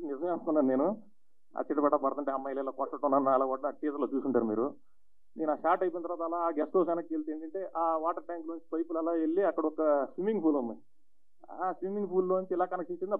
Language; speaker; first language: Telugu; native; Telugu